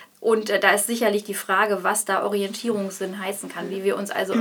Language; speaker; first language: German; native; German